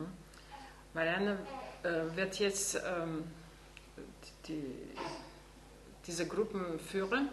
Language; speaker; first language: German; non-native, fluent; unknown